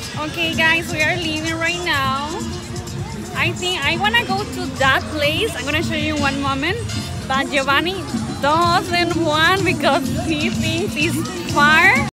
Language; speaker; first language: English; non-native, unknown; Spanish